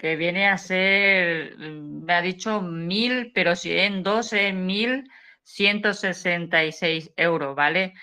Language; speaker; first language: Spanish; native; Spanish